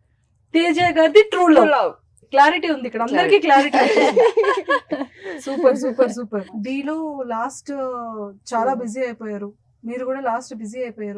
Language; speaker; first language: Telugu; native; Telugu